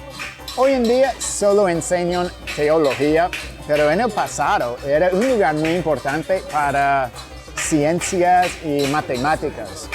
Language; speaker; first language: Spanish; non-native, fluent; English